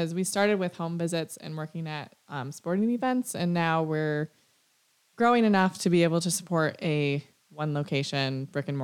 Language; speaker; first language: English; native; English